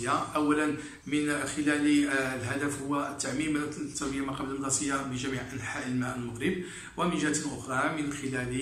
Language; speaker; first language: Arabic; native; Arabic